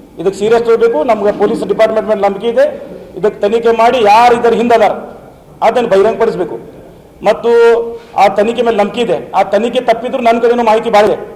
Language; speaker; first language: Kannada; non-native, local second language; Urdu